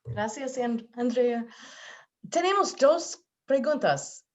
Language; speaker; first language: Spanish; non-native, fluent; English